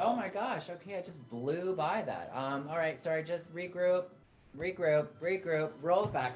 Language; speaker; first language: English; native; English